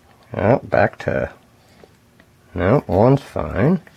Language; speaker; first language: English; native; English